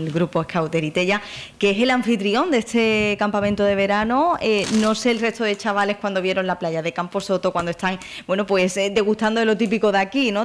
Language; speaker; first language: Spanish; native; Spanish